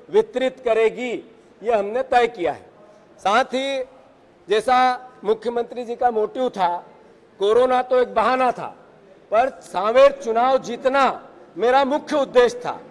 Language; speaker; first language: Hindi; native; Hindi